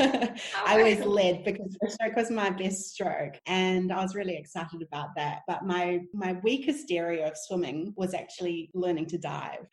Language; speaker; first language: English; native; English